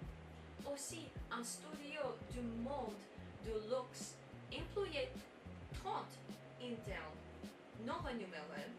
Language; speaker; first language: French; non-native, learner; English